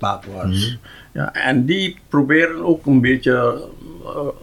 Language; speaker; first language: Dutch; non-native, local second language; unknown